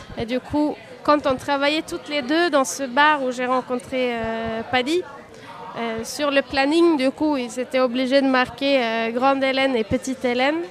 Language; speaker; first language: French; non-native, fluent; Swedish